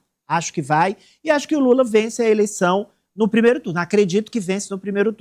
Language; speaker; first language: Portuguese; native; Portuguese